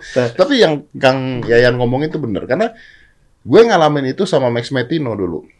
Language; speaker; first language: Indonesian; native; Indonesian